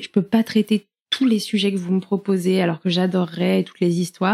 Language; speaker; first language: French; native; French